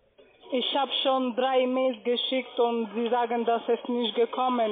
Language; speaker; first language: German; non-native, learner; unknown